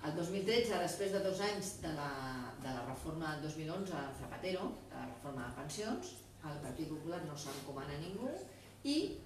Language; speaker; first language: Catalan; non-native, local second language; Spanish